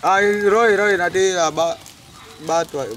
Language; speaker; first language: Vietnamese; non-native, learner; Portuguese